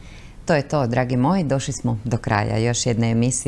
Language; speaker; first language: Croatian; native; Croatian